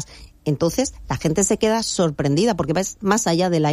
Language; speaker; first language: Spanish; native; Spanish